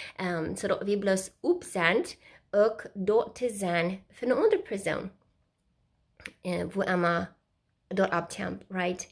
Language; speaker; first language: German; non-native, learner; Plautdietsch